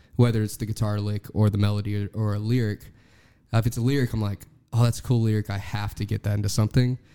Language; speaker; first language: English; native; English